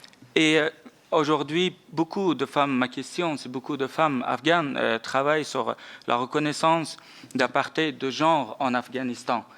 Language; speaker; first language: French; non-native, fluent; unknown